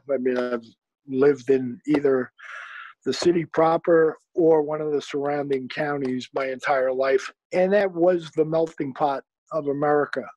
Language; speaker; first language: English; native; English